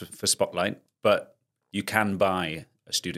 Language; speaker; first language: English; non-native, local second language; Welsh